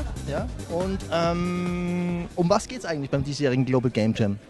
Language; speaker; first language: German; native; German